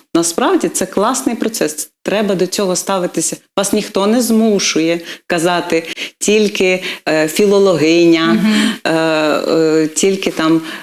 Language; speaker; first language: Ukrainian; non-native, local second language; Russian